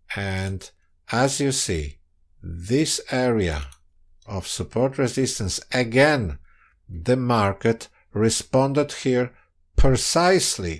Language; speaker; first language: English; non-native, fluent; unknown